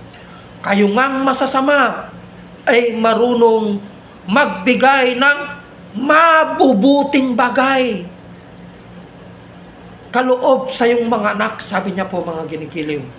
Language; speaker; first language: Filipino; native; Filipino